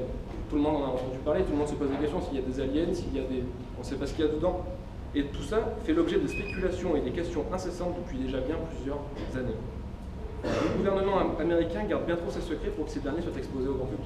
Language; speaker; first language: French; native; French